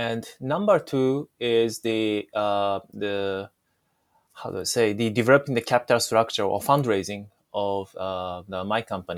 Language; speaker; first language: English; non-native, fluent; Japanese